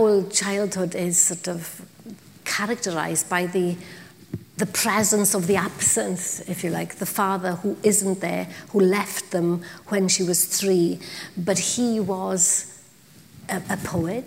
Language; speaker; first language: English; non-native, local second language; Welsh